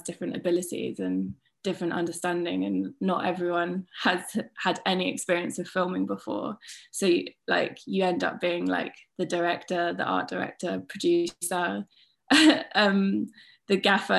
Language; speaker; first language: English; native; English